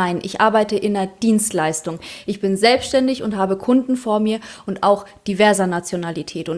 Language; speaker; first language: German; early bilingual, other home language; Russian